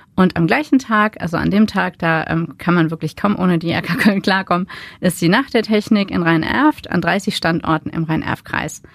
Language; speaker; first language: German; native; German